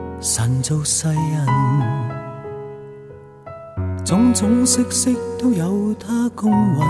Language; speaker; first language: Chinese; native; Chinese